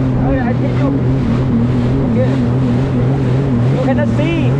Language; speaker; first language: English; non-native, learner; Thai